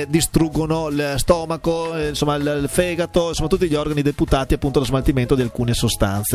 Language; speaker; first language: Italian; native; Italian